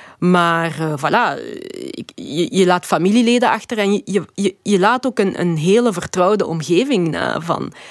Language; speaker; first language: Dutch; early bilingual, other home language; Lingala